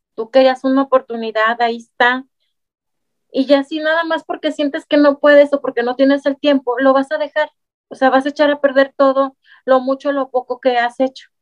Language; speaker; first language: Spanish; native; Spanish